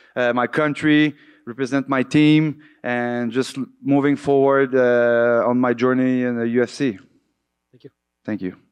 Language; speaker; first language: English; native; English